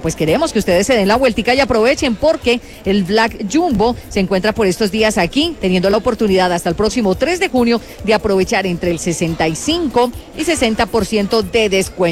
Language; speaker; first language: Spanish; native; Spanish